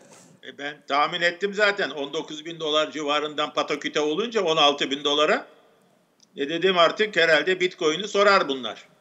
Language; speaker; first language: Turkish; native; Turkish